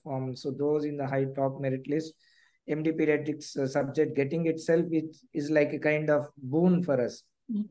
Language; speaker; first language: English; non-native, local second language; Telugu